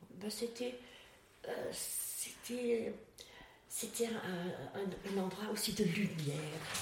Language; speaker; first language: French; non-native, local second language; Swiss German